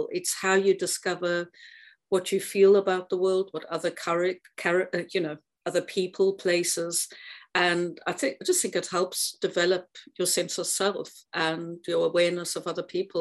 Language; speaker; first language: English; native; English